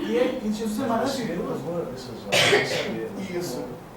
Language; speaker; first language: Portuguese; native; Portuguese